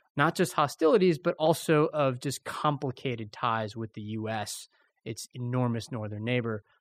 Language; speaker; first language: English; early bilingual, other home language; Spanish